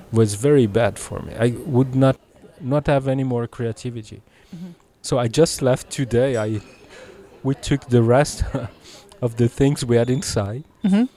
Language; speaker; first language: English; early bilingual, heritage; Italian